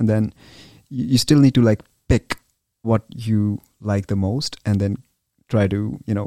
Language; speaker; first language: English; non-native, local second language; Hindi